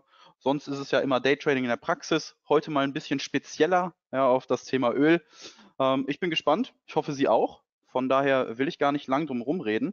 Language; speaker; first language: German; native; German